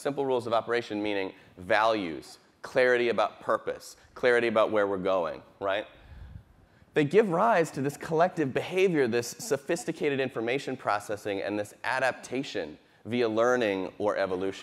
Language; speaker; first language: English; native; English